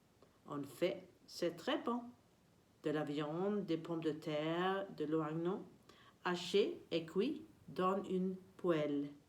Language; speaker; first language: French; non-native, learner; Swedish